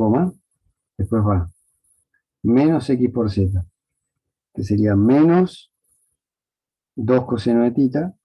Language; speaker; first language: Spanish; native; Spanish